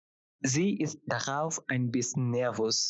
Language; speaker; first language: German; non-native, fluent; Bangla